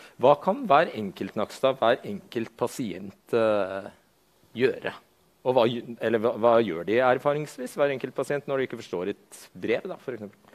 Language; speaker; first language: Norwegian; native; Norwegian